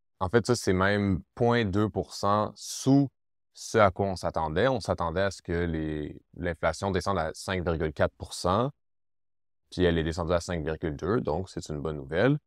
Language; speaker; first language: French; native; French